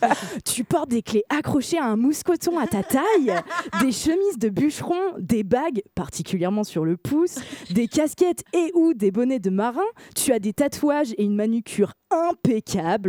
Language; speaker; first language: French; native; French